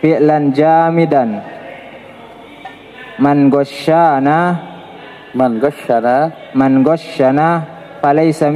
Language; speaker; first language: Arabic; non-native, learner; Indonesian